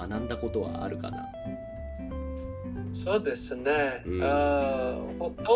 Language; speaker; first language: Japanese; native; Japanese